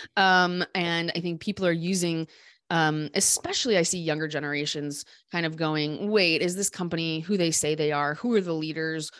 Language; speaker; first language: English; native; English